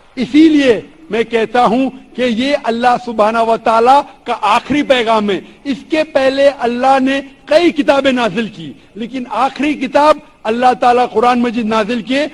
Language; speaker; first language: Urdu; non-native, local second language; Konkani